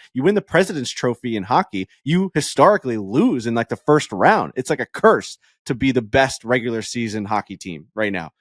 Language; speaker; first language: English; native; English